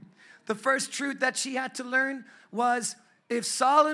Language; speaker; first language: English; native; English